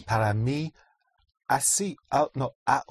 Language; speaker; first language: Spanish; non-native, learner; English